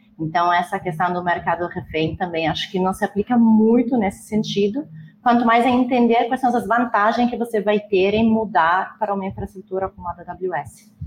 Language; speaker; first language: Portuguese; non-native, fluent; Italian